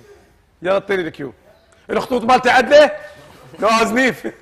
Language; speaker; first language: Arabic; native; Arabic